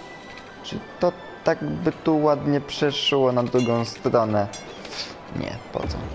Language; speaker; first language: Polish; native; Polish